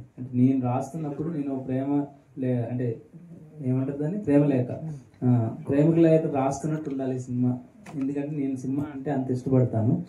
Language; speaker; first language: Telugu; native; Telugu